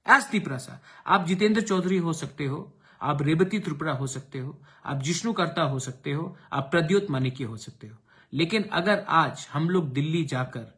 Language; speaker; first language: Hindi; non-native, local second language; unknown